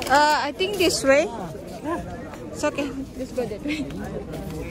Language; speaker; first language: English; non-native, learner; Indonesian